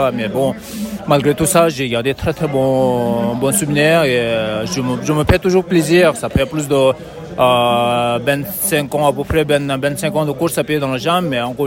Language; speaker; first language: French; non-native, fluent; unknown